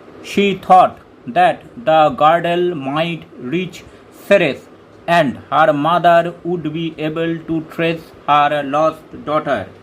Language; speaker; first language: English; non-native, local second language; Bangla